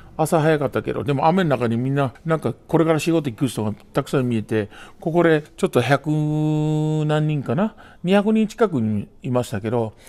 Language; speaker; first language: Japanese; non-native, fluent; English